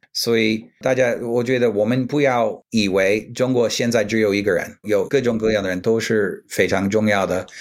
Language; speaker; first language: Chinese; non-native, fluent; English